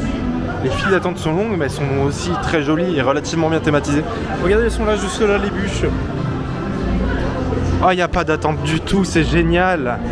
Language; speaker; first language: French; native; French